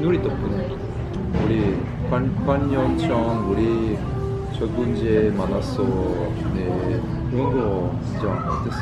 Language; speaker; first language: Korean; non-native, learner; French